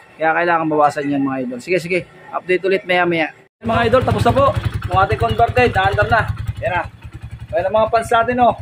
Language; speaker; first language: Filipino; native; Filipino